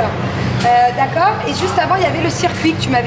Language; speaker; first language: French; native; French